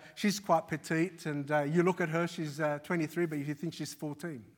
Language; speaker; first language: English; early bilingual, other home language; Arabic